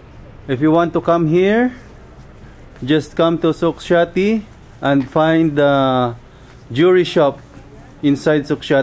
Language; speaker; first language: English; non-native, local second language; Filipino